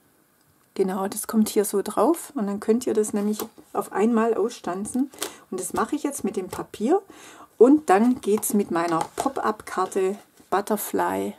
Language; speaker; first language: German; native; German